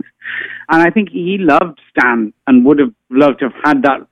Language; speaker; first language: English; native; English